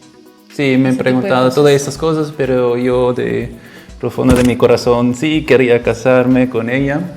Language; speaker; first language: Spanish; non-native, fluent; German